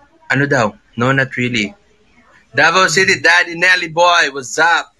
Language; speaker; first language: English; non-native, local second language; Filipino